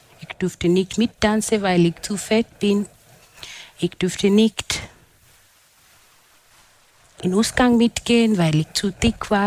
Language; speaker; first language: German; non-native, fluent; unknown